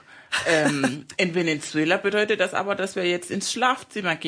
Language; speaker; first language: German; early bilingual, other home language; Spanish